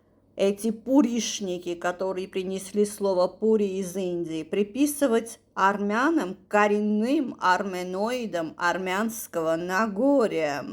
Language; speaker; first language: Russian; non-native, fluent; Armenian